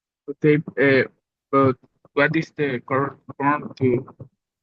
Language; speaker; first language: English; non-native, learner; Spanish